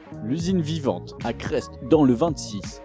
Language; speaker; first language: French; native; French